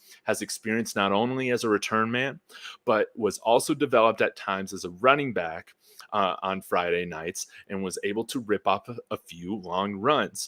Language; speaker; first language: English; native; English